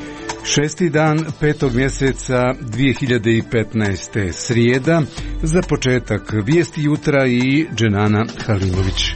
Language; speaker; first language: Croatian; native; Croatian